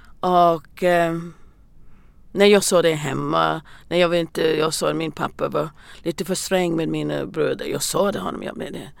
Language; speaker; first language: Swedish; non-native, learner; English